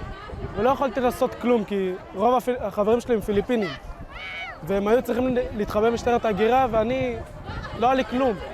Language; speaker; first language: Hebrew; early bilingual, other home language; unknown